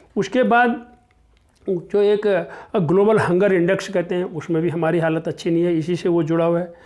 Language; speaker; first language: Hindi; non-native, local second language; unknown